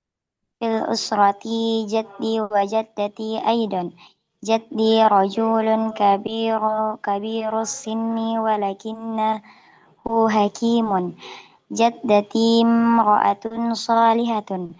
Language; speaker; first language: Arabic; non-native, learner; Indonesian